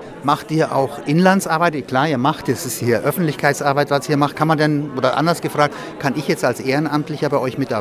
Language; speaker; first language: German; native; German